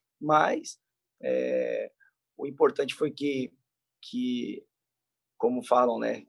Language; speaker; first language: Portuguese; native; Portuguese